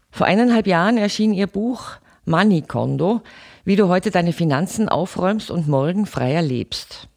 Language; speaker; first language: German; native; German